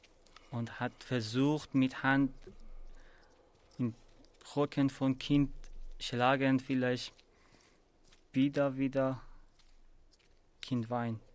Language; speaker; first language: German; non-native, learner; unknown